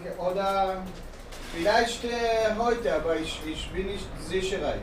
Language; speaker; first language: German; non-native, learner; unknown